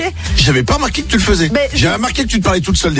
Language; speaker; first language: French; native; French